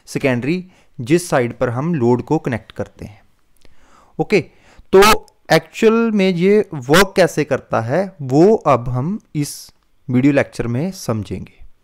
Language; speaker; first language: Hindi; non-native, local second language; Punjabi